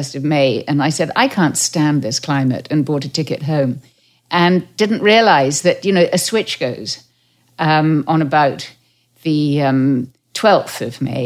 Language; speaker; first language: English; native; English